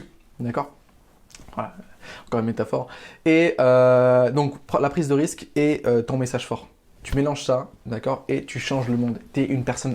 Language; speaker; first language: French; native; French